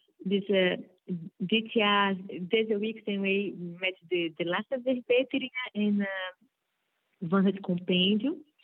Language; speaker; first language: Dutch; non-native, fluent; Portuguese